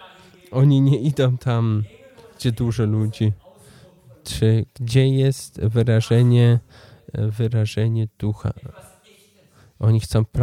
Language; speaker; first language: Polish; non-native, learner; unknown